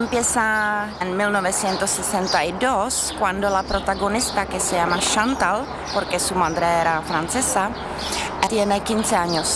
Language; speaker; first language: Spanish; non-native, fluent; Czech